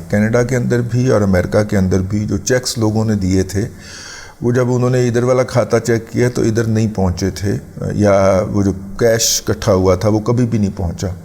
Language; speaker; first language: Urdu; non-native, local second language; Punjabi